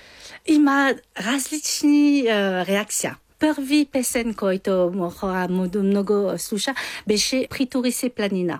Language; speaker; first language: Bulgarian; non-native, learner; Chinese